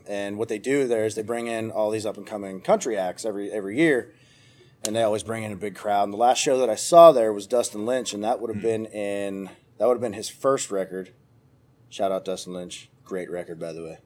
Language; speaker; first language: English; native; English